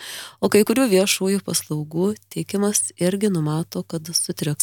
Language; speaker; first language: Lithuanian; native; Lithuanian